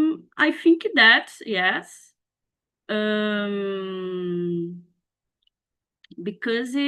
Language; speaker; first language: English; non-native, learner; Portuguese